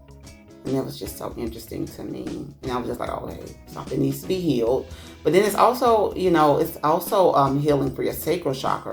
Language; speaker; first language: English; native; English